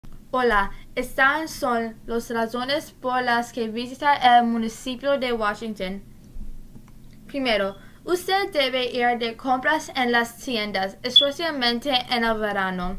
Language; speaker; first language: Spanish; non-native, learner; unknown